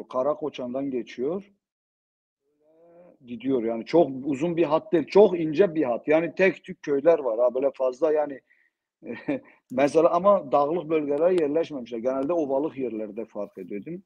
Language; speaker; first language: Turkish; non-native, local second language; Zaza